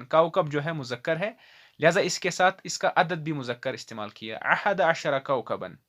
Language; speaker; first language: Urdu; non-native, local second language; Kashmiri